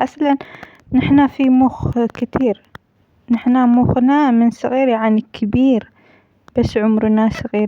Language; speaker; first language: Arabic; non-native, learner; Amharic